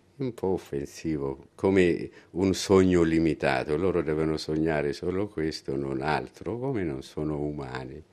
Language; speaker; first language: Italian; non-native, learner; Amharic